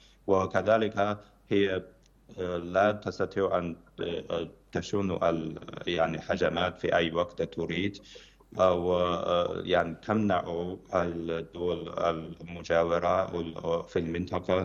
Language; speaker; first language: Arabic; non-native, fluent; Chinese